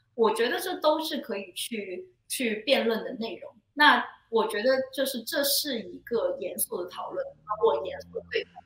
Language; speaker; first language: Chinese; non-native, local second language; Cantonese